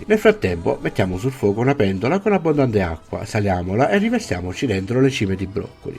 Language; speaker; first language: Italian; native; Italian